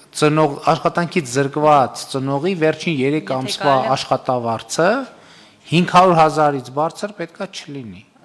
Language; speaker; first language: Armenian; native; Armenian